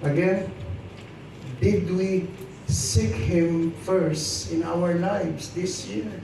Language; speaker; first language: English; non-native, local second language; Filipino